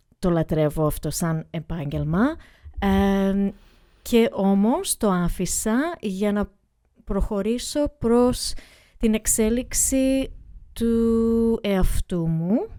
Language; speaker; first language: Greek; early bilingual, heritage; Greek